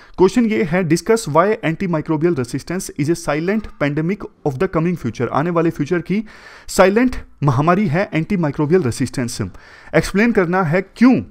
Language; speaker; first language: Hindi; native; Hindi